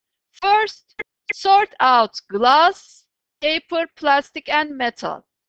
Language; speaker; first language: English; non-native, fluent; Turkish